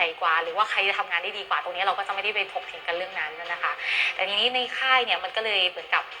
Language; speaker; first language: Thai; native; Thai